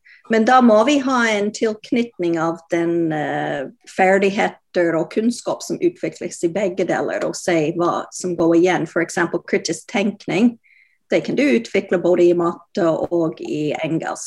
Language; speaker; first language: Norwegian; non-native, fluent; English